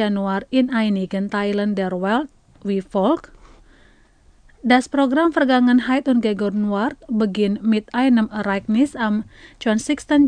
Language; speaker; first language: German; non-native, fluent; Indonesian